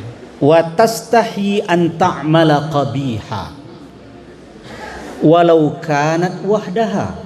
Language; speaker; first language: Arabic; non-native, fluent; Indonesian